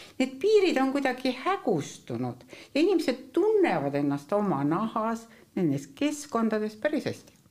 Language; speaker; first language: Estonian; native; Estonian